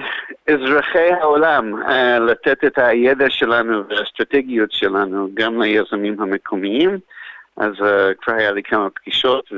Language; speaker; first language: Hebrew; non-native, fluent; English